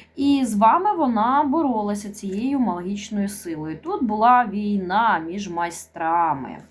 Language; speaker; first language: Ukrainian; non-native, local second language; Russian